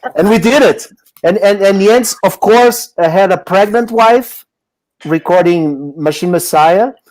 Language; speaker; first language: English; non-native, fluent; Portuguese